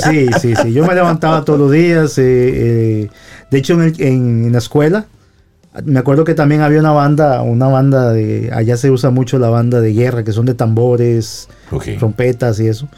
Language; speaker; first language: Spanish; native; Spanish